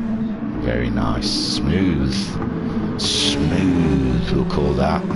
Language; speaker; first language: English; native; English